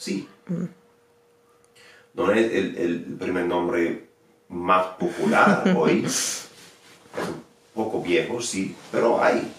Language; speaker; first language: Spanish; non-native, fluent; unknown